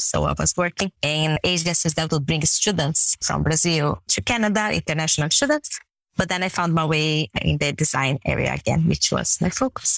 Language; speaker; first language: English; non-native, fluent; Portuguese